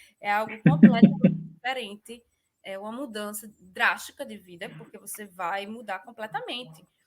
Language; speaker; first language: Portuguese; native; Portuguese